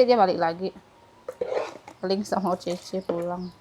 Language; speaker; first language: Indonesian; native; Indonesian